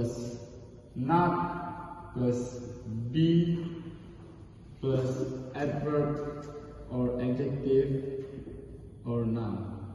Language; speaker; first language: English; non-native, learner; Indonesian